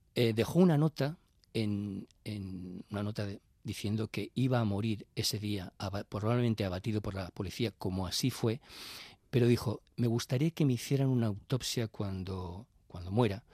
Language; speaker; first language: Spanish; native; Spanish